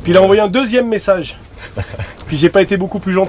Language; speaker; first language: French; native; French